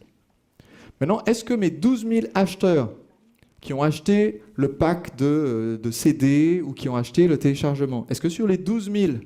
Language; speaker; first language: French; native; French